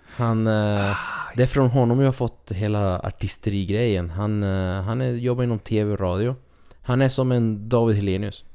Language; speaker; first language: Swedish; early bilingual, other home language; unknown